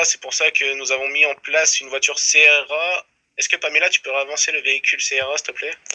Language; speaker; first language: French; native; French